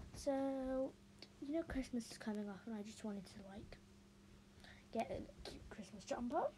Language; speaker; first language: English; native; English